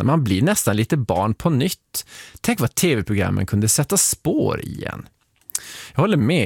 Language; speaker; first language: Swedish; native; Swedish